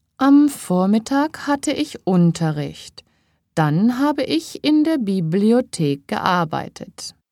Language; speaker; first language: German; native; German